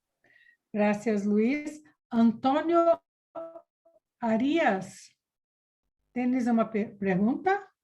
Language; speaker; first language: Spanish; non-native, learner; Portuguese